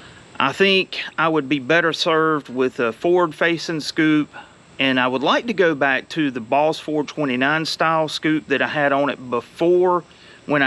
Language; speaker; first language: English; native; English